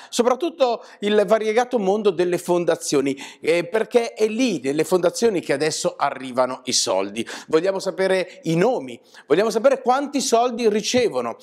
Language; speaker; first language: Italian; native; Italian